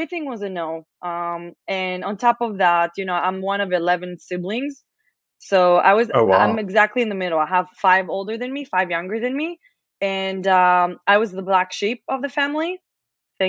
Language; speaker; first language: English; non-native, fluent; Hebrew